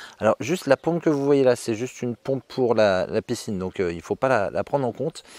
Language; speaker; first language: French; native; French